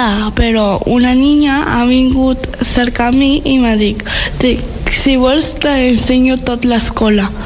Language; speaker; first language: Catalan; non-native, learner; Spanish